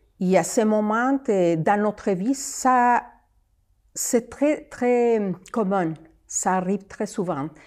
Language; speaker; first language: French; non-native, fluent; Spanish